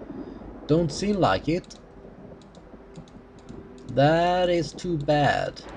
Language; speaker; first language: English; non-native, fluent; Swedish